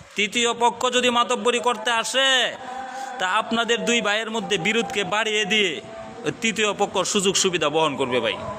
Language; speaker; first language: Bangla; native; Bangla